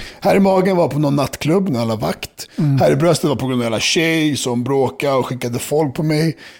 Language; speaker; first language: Swedish; early bilingual, other home language; Serbian